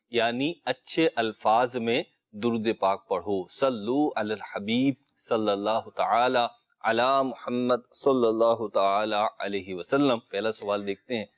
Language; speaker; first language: Urdu; native; Urdu